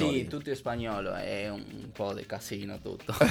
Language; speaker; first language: Italian; non-native, learner; Spanish